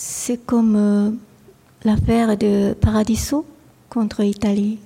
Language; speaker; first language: French; non-native, fluent; Japanese